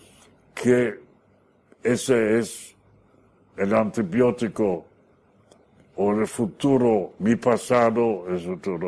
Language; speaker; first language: Spanish; non-native, fluent; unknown